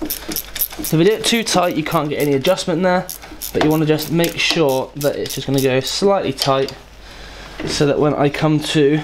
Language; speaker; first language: English; native; English